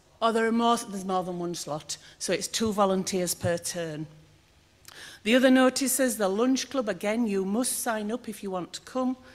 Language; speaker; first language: English; native; English